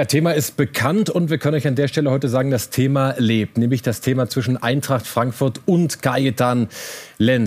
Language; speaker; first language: German; native; German